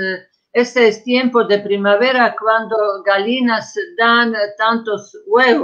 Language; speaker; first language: Spanish; non-native, fluent; Croatian